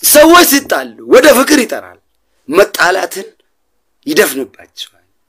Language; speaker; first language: Amharic; non-native, local second language; Oromo